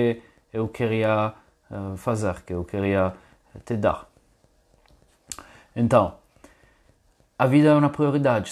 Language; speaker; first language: Portuguese; non-native, fluent; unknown